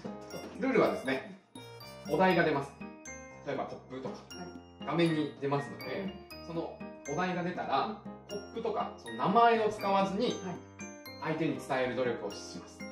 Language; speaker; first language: Japanese; native; Japanese